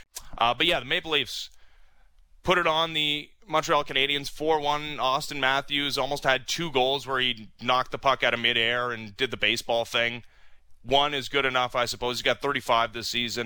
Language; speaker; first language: English; native; English